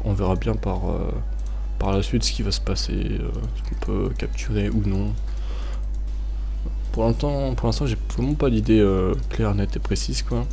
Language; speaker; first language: French; native; French